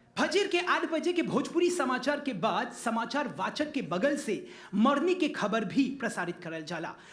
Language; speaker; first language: Bhojpuri; native; Bhojpuri